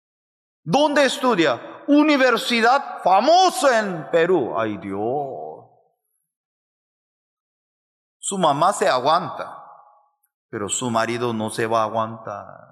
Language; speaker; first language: Spanish; non-native, fluent; Korean